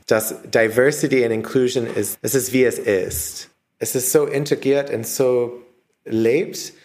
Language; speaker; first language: German; non-native, learner; English